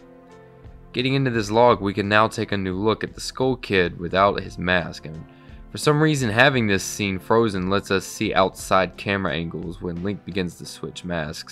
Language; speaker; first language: English; native; English